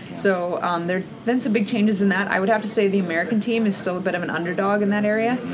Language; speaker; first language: English; native; English